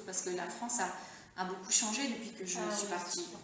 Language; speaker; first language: French; early bilingual, other home language; Italian